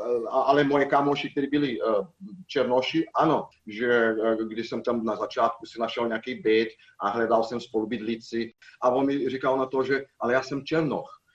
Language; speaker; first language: Czech; non-native, fluent; Portuguese